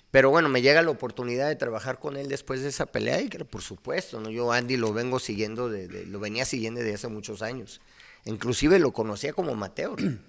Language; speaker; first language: Spanish; native; Spanish